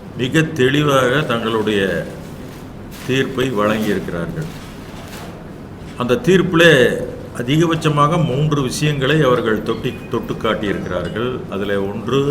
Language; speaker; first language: Tamil; native; Tamil